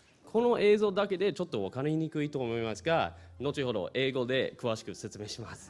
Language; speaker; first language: Japanese; non-native, fluent; English